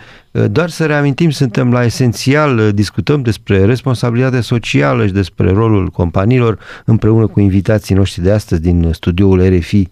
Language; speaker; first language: Romanian; native; Romanian